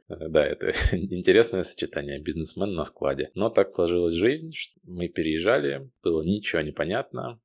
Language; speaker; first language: Russian; native; Russian